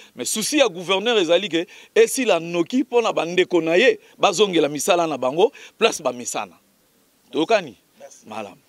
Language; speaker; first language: Lingala; native; Lingala